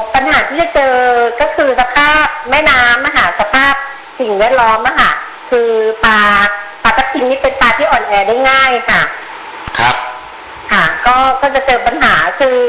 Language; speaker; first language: Thai; native; Thai